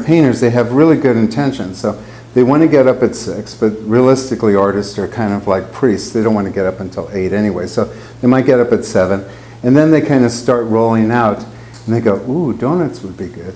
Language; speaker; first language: English; native; English